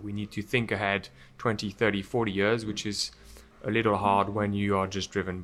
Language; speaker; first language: English; non-native, fluent; French